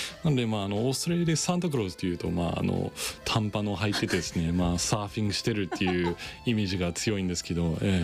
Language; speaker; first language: Japanese; non-native, fluent; English